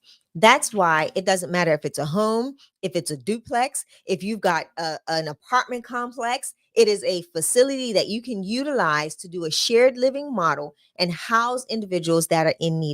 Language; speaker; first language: English; native; English